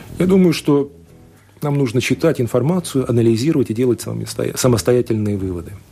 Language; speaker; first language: Russian; native; Russian